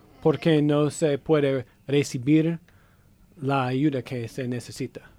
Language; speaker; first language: Spanish; non-native, learner; English